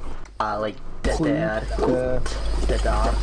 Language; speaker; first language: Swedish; non-native, learner; English